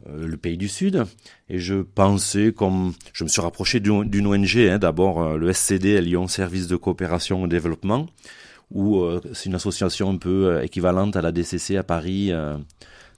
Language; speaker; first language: French; native; French